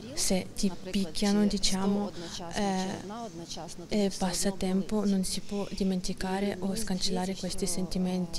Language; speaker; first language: Italian; non-native, learner; Ukrainian